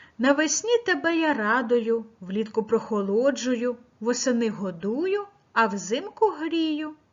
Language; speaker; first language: Ukrainian; native; Ukrainian